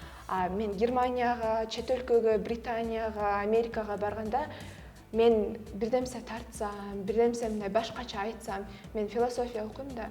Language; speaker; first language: Kyrgyz; early bilingual, heritage; Kyrgyz